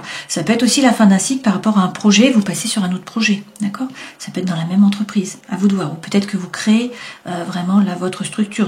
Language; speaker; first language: French; native; French